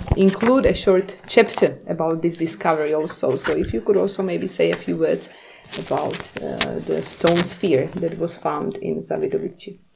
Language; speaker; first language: English; non-native, fluent; Czech